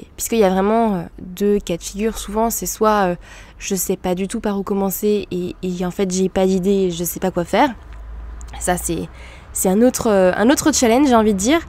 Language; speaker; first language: French; native; French